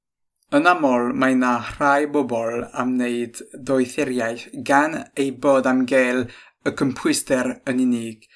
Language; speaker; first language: Welsh; non-native, fluent; French